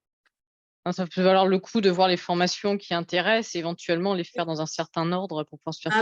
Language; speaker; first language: French; native; French